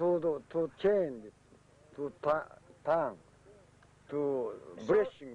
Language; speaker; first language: English; non-native, learner; Japanese